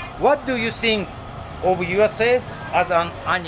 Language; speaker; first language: English; non-native, learner; Japanese